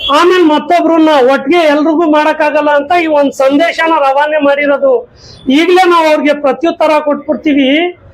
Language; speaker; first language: Kannada; non-native, local second language; Urdu